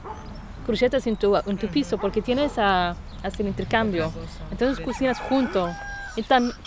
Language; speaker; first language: Spanish; non-native, learner; French